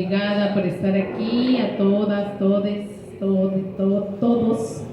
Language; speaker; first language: Portuguese; non-native, fluent; Spanish